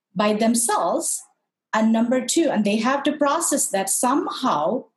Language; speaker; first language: English; non-native, local second language; Tamil